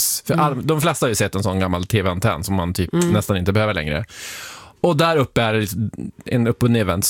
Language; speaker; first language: Swedish; native; Swedish